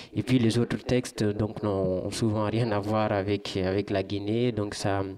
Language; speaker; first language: French; non-native, local second language; Fula